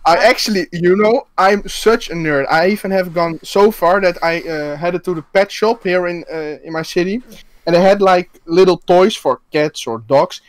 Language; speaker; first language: English; non-native, fluent; Dutch